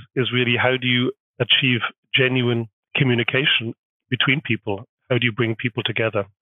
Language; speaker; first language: English; native; English